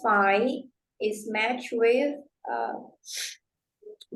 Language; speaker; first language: English; non-native, learner; Vietnamese